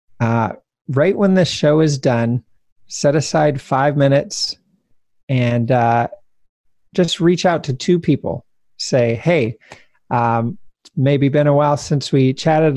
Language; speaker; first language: English; native; English